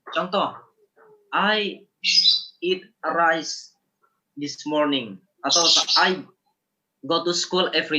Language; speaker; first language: English; non-native, learner; Indonesian